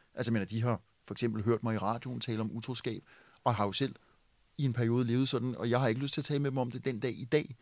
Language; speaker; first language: Danish; native; Danish